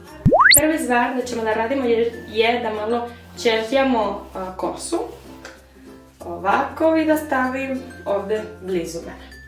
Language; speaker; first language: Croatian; early bilingual, heritage; Spanish